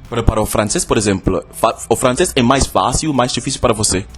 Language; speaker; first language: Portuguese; non-native, learner; English